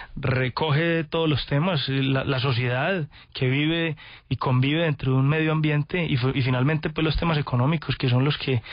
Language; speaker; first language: Spanish; native; Spanish